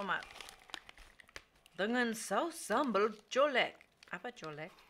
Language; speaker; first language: Indonesian; non-native, learner; English